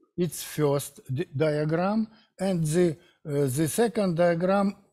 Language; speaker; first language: English; non-native, learner; Russian